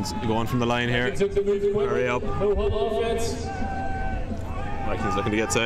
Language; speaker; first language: English; native; English